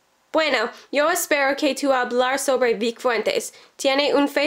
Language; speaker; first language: Spanish; non-native, learner; English